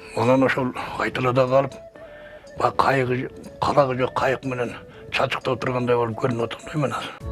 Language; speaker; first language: Kyrgyz; native; Kyrgyz